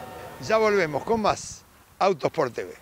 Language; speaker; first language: Spanish; native; Spanish